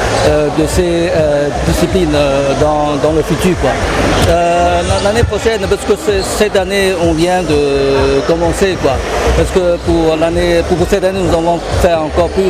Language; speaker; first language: French; non-native, fluent; Chinese